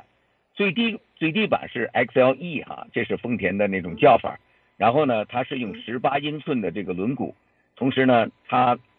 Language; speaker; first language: Chinese; native; Chinese